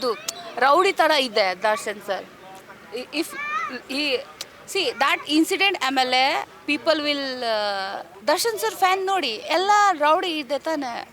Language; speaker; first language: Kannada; non-native, learner; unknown